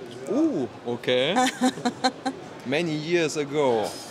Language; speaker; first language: English; non-native, learner; German